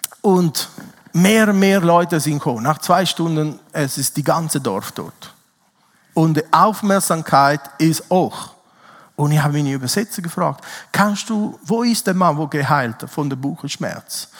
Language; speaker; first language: German; non-native, fluent; Italian